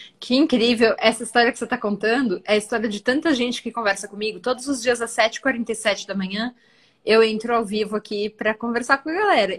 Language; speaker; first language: Portuguese; native; Portuguese